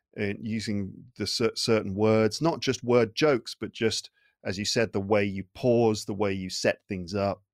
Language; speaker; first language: English; native; English